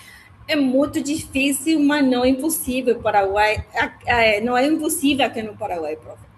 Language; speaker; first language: Portuguese; non-native, learner; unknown